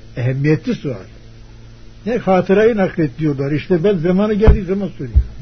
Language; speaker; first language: Turkish; native; Turkish